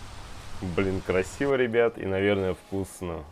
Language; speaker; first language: Russian; native; Russian